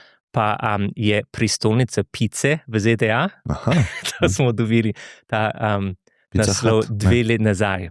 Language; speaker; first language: Slovenian; non-native, fluent; English